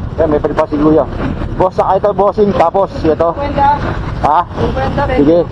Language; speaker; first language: Filipino; native; Filipino